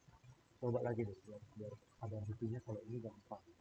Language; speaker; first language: Indonesian; native; Indonesian